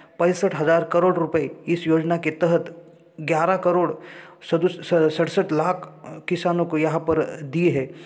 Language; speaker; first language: Hindi; non-native, local second language; Marathi